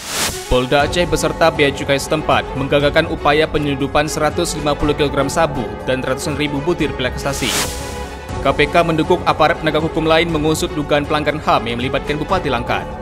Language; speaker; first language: Indonesian; native; Indonesian